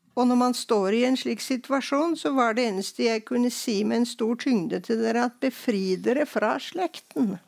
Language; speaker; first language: Norwegian; native; Norwegian